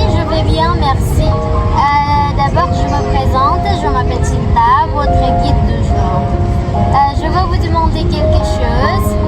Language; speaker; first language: French; non-native, learner; Indonesian